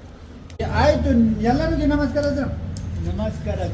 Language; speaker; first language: Kannada; non-native, local second language; Ladakhi